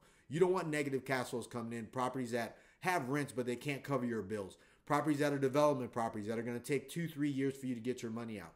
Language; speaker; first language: English; native; English